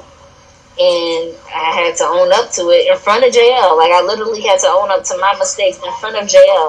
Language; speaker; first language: English; native; English